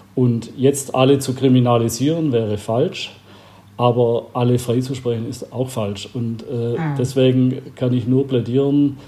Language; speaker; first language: German; native; German